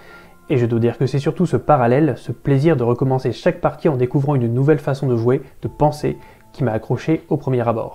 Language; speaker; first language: French; native; French